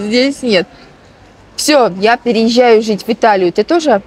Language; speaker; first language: Russian; native; Russian